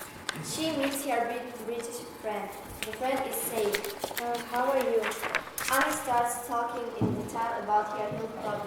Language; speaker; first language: English; non-native, learner; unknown